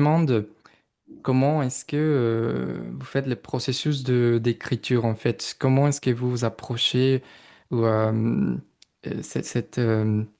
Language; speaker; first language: French; non-native, fluent; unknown